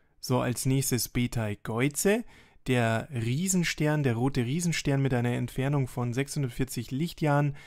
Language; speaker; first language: German; native; German